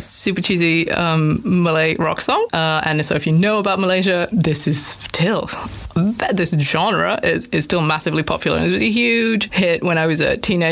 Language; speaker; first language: English; native; English